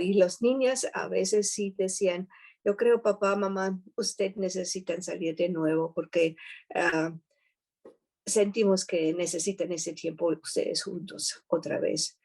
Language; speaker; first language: Spanish; non-native, fluent; German